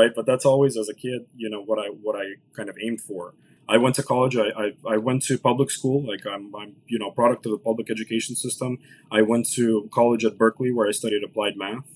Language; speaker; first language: English; early bilingual, other home language; Russian